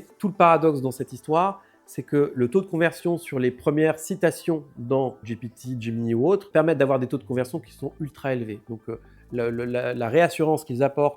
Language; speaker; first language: French; native; French